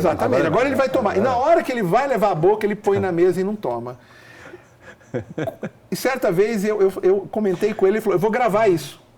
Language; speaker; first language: Portuguese; native; Portuguese